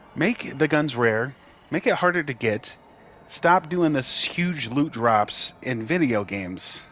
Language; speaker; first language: English; native; English